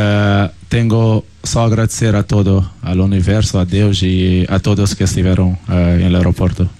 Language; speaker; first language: Spanish; non-native, learner; Portuguese